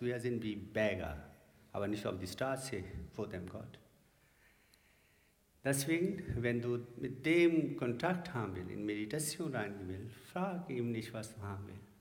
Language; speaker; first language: German; non-native, learner; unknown